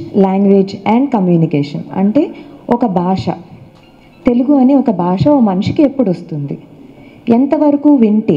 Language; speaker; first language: Telugu; native; Telugu